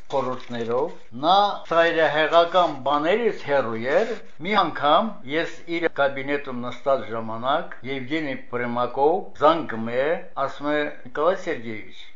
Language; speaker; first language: Armenian; native; Armenian